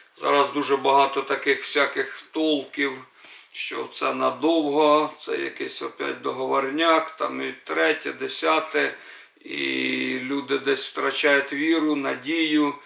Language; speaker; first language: Ukrainian; native; Ukrainian